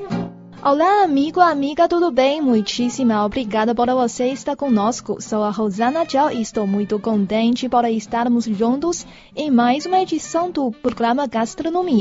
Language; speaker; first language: Portuguese; non-native, fluent; Chinese